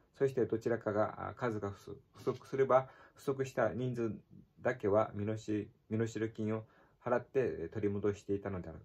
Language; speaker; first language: Japanese; native; Japanese